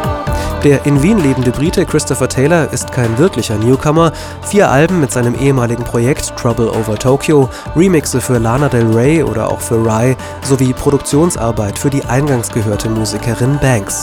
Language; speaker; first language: German; native; German